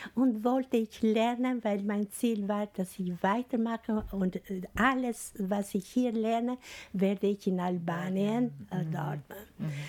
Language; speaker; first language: German; non-native, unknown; Albanian